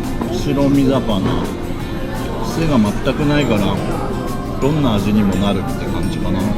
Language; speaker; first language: Japanese; native; Japanese